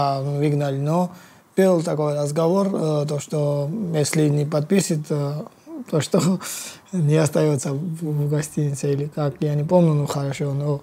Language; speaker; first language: Russian; non-native, learner; Georgian